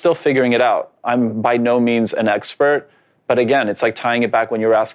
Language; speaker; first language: English; non-native, fluent; Polish